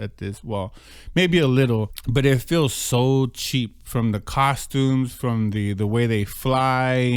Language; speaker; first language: English; native; English